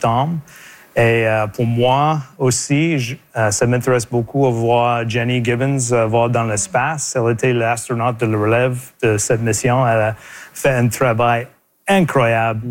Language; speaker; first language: French; non-native, local second language; English